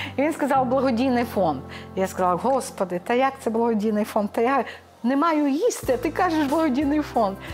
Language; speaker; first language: Ukrainian; non-native, local second language; Romany